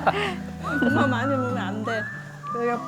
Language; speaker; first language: Korean; non-native, learner; Thai